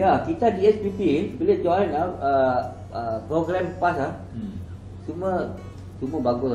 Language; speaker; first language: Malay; non-native, local second language; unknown